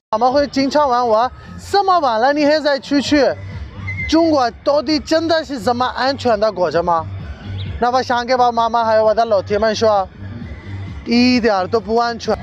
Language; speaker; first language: Chinese; non-native, fluent; Urdu